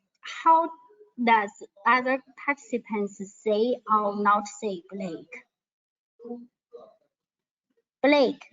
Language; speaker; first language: English; non-native, learner; Chinese